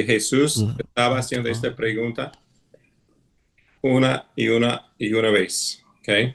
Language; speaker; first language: Spanish; non-native, fluent; English